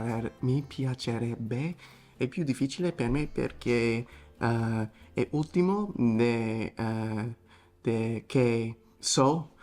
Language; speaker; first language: Italian; non-native, learner; English